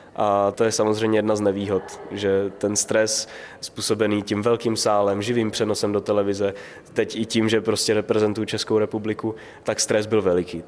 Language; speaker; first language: Czech; native; Czech